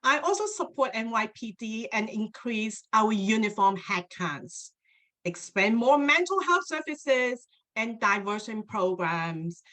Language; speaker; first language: English; non-native, local second language; Cantonese